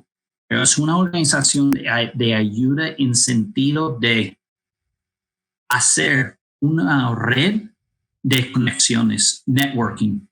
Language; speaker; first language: Spanish; non-native, fluent; English